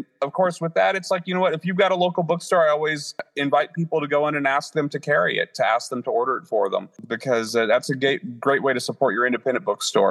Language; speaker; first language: English; native; English